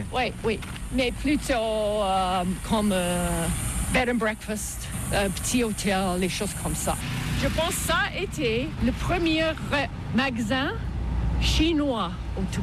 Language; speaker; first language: French; non-native, fluent; English